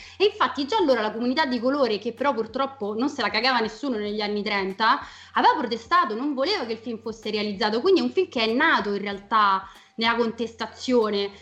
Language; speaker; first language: Italian; native; Italian